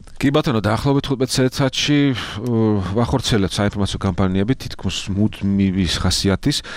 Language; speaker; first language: Georgian; non-native, fluent; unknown